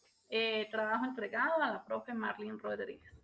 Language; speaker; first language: Spanish; native; Spanish